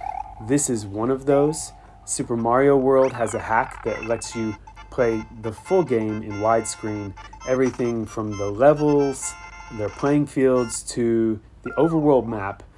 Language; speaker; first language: English; native; English